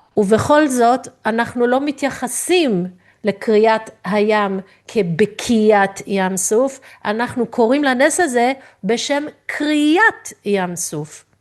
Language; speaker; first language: Hebrew; non-native, fluent; English